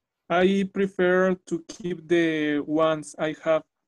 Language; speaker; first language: English; non-native, learner; Spanish